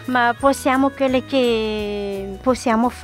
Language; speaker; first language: Italian; non-native, learner; Malagasy